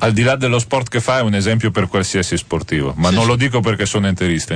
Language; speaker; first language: Italian; native; Italian